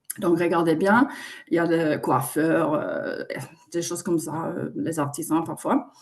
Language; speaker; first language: French; non-native, fluent; Finnish